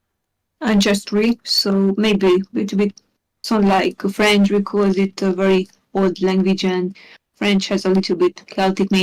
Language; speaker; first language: English; non-native, learner; Hungarian